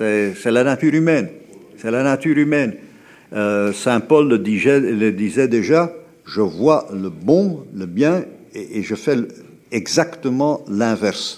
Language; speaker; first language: French; native; French